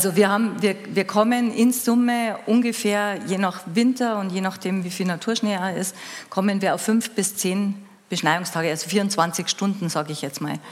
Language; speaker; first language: German; native; German